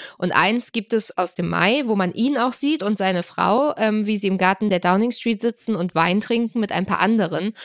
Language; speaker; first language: German; native; German